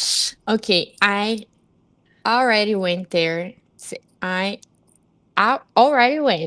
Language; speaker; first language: English; non-native, learner; Portuguese